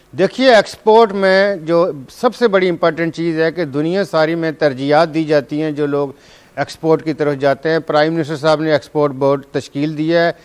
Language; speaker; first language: Urdu; non-native, local second language; Punjabi